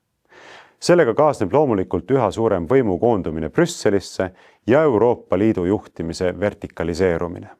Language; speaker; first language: Estonian; native; Estonian